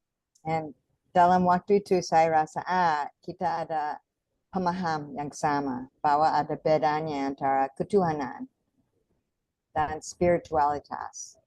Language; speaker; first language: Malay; non-native, fluent; English